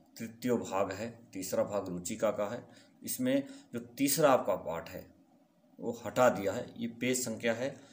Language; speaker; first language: Hindi; native; Hindi